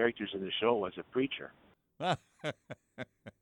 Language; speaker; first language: English; native; English